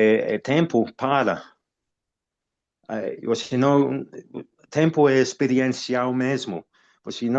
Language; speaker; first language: Portuguese; non-native, fluent; English